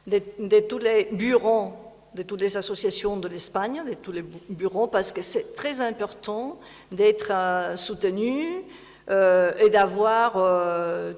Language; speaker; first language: French; non-native, fluent; Spanish